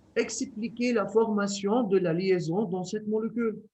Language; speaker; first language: French; non-native, local second language; Arabic